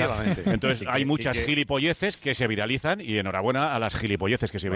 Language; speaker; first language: Spanish; native; Spanish